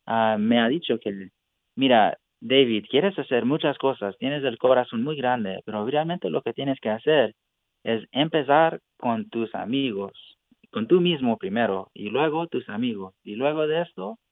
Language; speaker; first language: Spanish; non-native, fluent; English